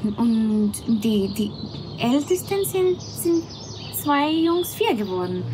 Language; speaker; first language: German; non-native, fluent; Spanish